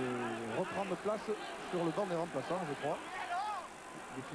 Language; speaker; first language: French; native; French